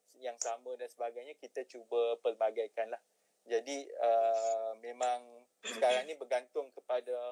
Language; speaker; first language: Malay; native; Malay